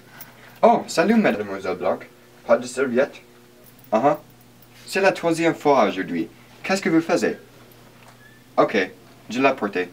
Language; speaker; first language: French; non-native, learner; English